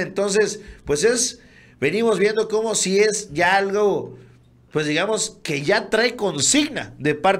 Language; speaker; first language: Spanish; native; Spanish